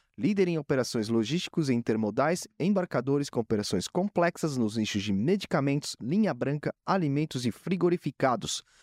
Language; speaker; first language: Portuguese; native; Portuguese